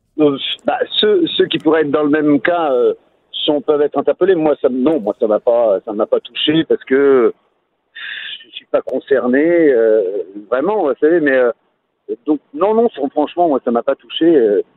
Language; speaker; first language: French; native; French